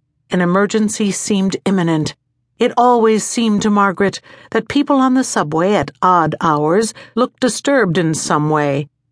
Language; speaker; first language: English; native; English